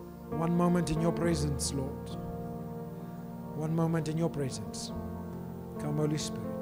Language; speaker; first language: English; non-native, local second language; Afrikaans